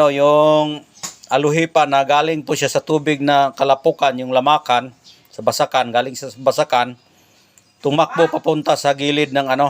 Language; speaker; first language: Filipino; non-native, local second language; Cebuano